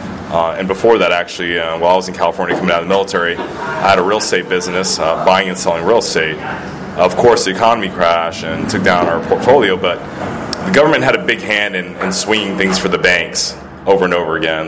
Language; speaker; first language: English; early bilingual, other home language; Spanish